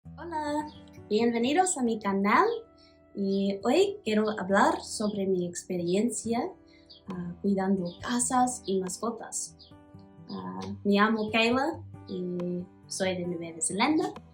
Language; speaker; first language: Spanish; non-native, learner; Māori